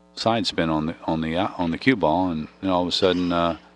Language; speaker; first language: English; native; English